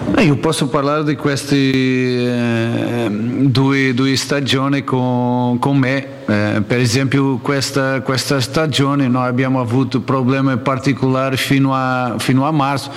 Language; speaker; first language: Italian; non-native, learner; Portuguese